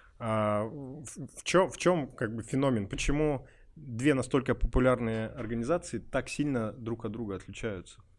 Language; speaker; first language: Russian; native; Russian